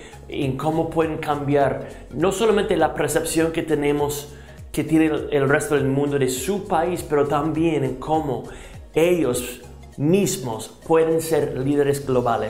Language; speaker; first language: Spanish; non-native, fluent; English